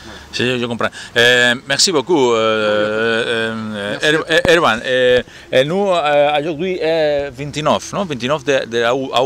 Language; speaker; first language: French; non-native, learner; Spanish